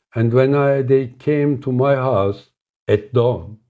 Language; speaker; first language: English; non-native, fluent; Turkish